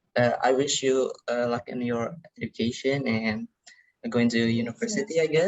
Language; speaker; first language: English; non-native, learner; Indonesian